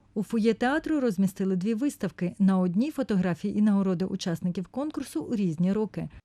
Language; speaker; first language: Ukrainian; native; Ukrainian